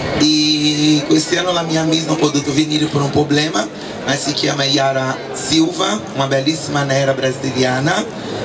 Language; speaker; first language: Italian; non-native, fluent; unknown